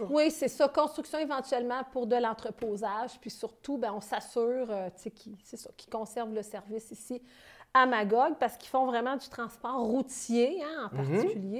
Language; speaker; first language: French; native; French